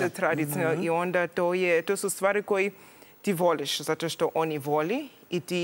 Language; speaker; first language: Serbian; non-native, learner; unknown